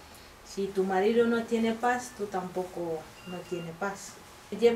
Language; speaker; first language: Spanish; non-native, fluent; Bambara